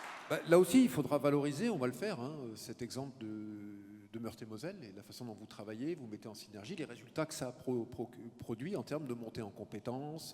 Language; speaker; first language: French; native; French